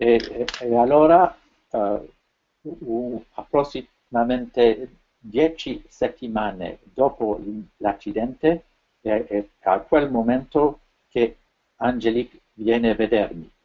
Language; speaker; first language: Italian; non-native, fluent; French